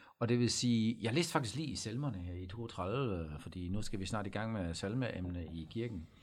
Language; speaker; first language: Danish; native; Danish